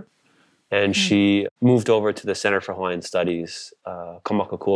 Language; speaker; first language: English; native; English